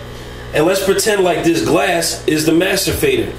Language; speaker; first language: English; native; English